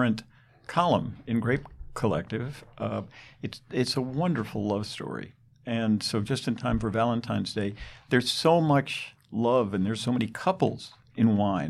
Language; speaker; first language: English; native; English